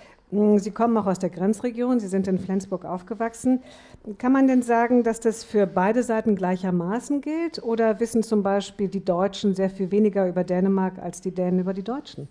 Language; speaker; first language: German; native; German